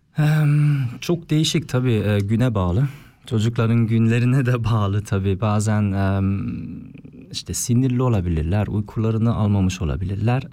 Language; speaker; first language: Turkish; early bilingual, heritage; Turkish